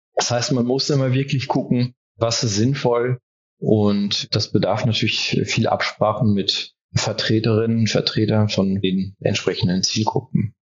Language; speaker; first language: German; early bilingual, heritage; French